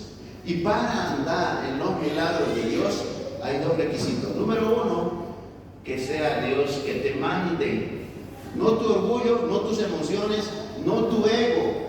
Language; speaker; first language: Spanish; native; Spanish